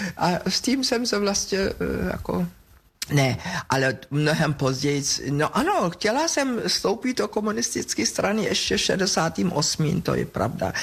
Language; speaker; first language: Czech; non-native, fluent; German